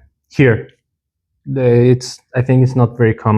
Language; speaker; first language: English; non-native, learner; Spanish